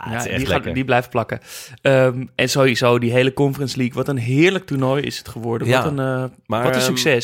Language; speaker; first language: Dutch; native; Dutch